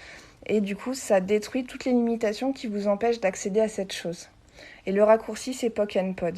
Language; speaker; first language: French; native; French